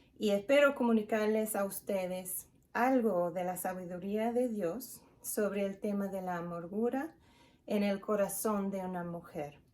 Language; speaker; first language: Spanish; non-native, fluent; English